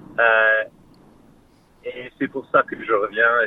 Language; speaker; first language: French; non-native, fluent; English